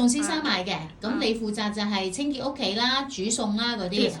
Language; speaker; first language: Cantonese; native; Cantonese